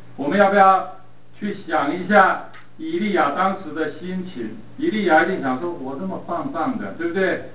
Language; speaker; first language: Chinese; native; Chinese